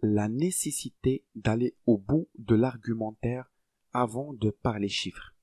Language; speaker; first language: French; non-native, local second language; Arabic